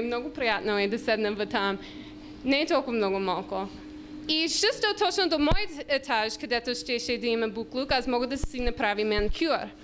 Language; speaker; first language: Bulgarian; non-native, learner; English